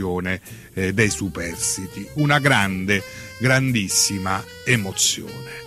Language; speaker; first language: Italian; native; Italian